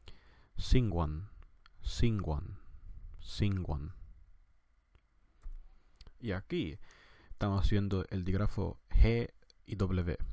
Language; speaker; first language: Spanish; non-native, fluent; English